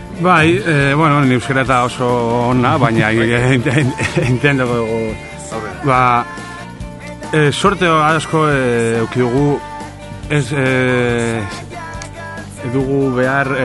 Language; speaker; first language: Basque; non-native, local second language; Spanish